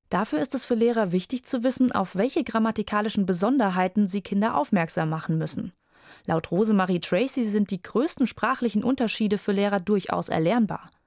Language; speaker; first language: German; native; German